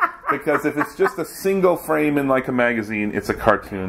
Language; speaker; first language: English; native; English